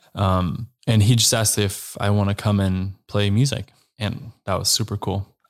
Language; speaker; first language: English; non-native, fluent; Slovenian